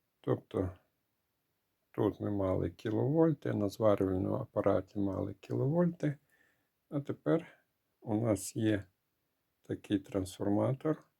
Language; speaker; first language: Ukrainian; native; Ukrainian